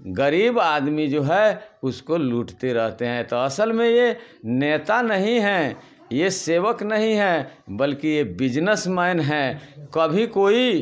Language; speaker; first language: Hindi; native; Hindi